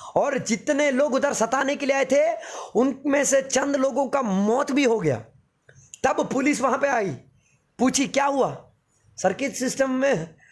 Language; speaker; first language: Hindi; non-native, local second language; Telugu